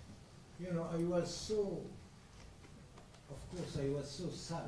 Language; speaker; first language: English; non-native, learner; French